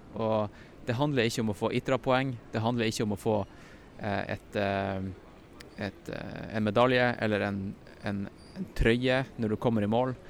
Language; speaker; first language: Norwegian; native; Norwegian